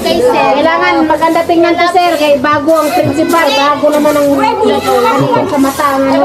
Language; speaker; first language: Filipino; non-native, local second language; Cebuano